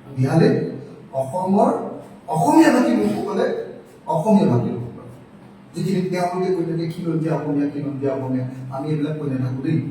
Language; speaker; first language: Assamese; native; Assamese